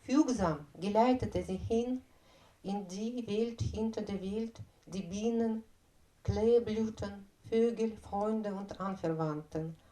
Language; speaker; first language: German; non-native, fluent; Russian